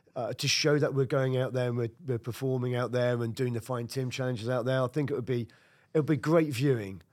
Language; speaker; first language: English; native; English